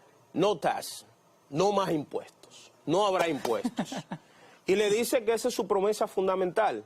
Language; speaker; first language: Spanish; native; Spanish